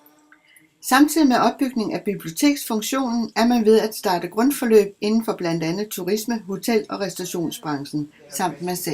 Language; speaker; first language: Danish; native; Danish